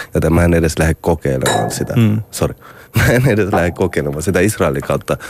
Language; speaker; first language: Finnish; non-native, fluent; Arabic